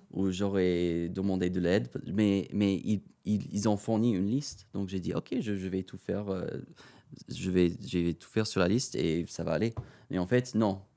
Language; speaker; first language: French; non-native, fluent; English